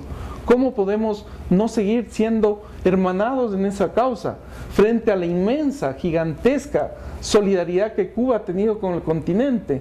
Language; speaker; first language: Spanish; native; Spanish